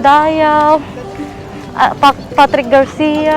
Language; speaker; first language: English; non-native, learner; Filipino